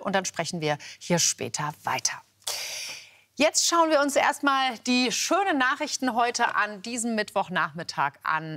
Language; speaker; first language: German; native; German